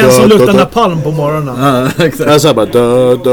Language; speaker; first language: Swedish; native; Swedish